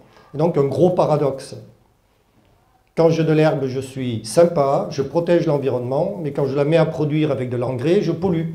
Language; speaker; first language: French; early bilingual, other home language; German